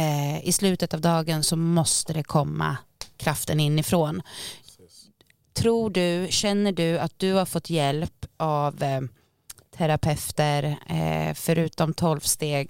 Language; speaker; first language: Swedish; native; Swedish